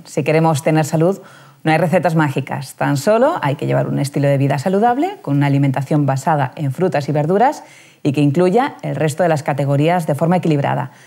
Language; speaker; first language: Spanish; native; Spanish